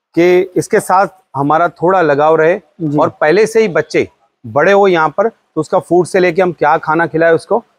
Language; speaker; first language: Hindi; non-native, local second language; Gujarati